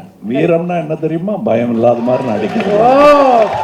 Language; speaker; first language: Tamil; native; Tamil